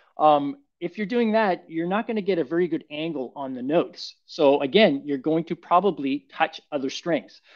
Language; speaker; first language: English; native; English